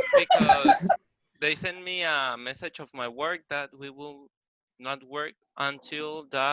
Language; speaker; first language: English; non-native, learner; Spanish